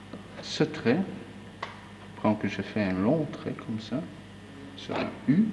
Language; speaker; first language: French; non-native, fluent; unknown